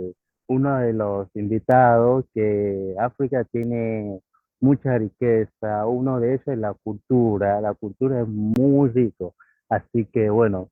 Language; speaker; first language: Spanish; non-native, fluent; Yoruba